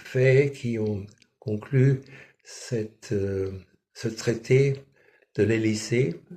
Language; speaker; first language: French; non-native, fluent; German